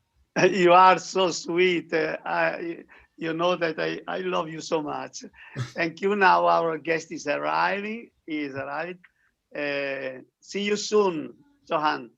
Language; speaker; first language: English; non-native, learner; Italian